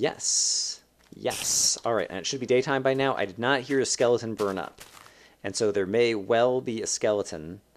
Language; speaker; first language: English; native; English